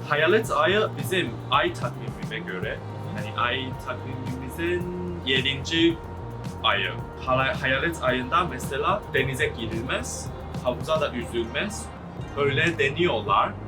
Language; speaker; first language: Turkish; non-native, learner; Chinese